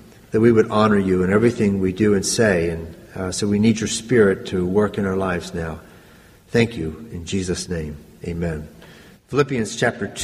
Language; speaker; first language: English; native; English